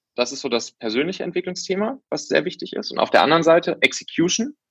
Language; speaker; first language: German; native; German